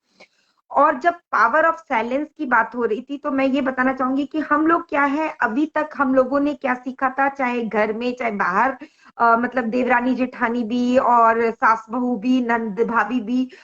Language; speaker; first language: Hindi; native; Hindi